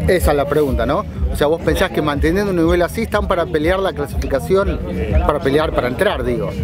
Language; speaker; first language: Spanish; native; Spanish